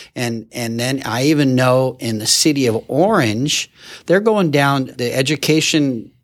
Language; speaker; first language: English; native; English